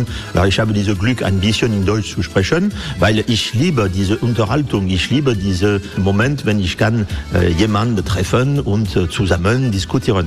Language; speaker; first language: German; non-native, fluent; French